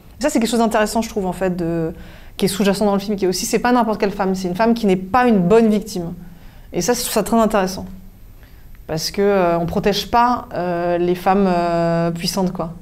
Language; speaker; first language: French; native; French